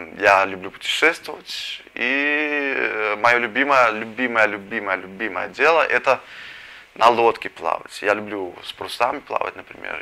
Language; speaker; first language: Russian; early bilingual, heritage; Russian